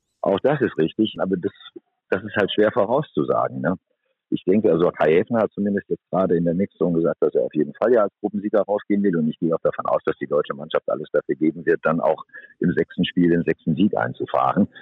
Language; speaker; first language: German; native; German